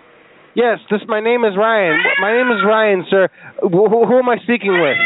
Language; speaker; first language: English; native; English